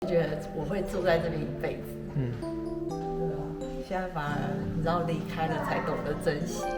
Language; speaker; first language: Chinese; native; Chinese